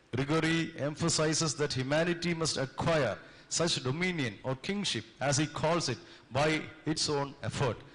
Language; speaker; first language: English; non-native, local second language; Malayalam